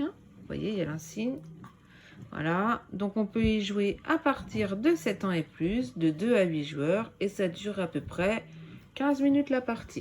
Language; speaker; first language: French; native; French